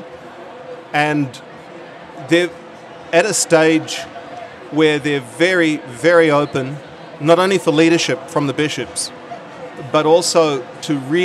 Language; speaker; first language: English; native; English